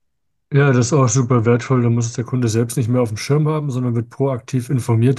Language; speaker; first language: German; native; German